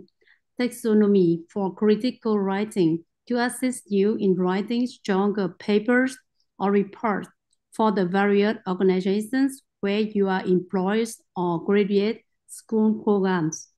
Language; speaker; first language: English; non-native, learner; Vietnamese